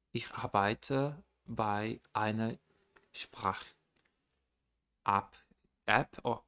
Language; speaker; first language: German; non-native, learner; Portuguese